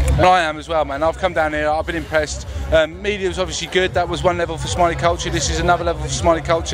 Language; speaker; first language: English; native; English